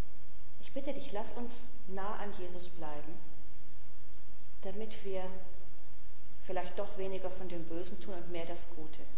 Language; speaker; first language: German; native; German